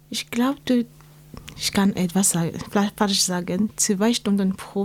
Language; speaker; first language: German; non-native, learner; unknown